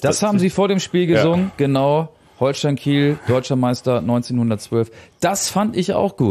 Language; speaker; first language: German; native; German